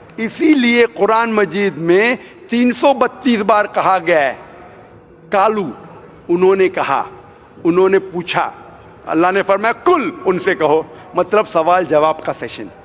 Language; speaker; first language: Hindi; non-native, local second language; Konkani